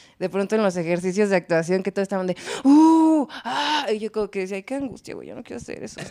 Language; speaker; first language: Spanish; native; Spanish